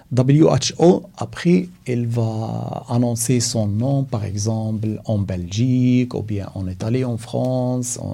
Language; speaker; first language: French; non-native, fluent; Arabic